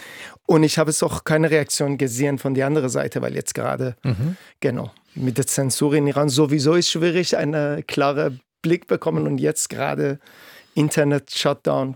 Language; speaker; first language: German; non-native, fluent; Persian